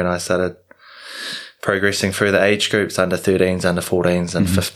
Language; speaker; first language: English; native; English